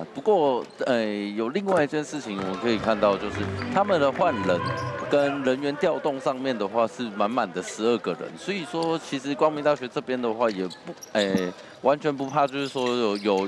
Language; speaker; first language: Chinese; native; Chinese